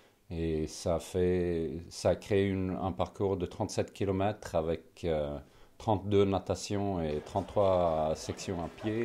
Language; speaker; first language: French; non-native, fluent; Swedish